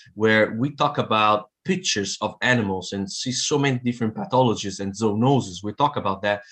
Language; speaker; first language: English; non-native, fluent; Italian